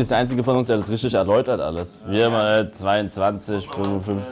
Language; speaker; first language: German; native; German